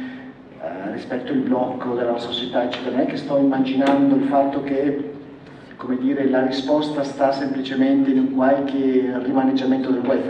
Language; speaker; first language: Italian; native; Italian